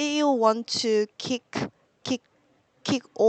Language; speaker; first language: English; non-native, learner; Korean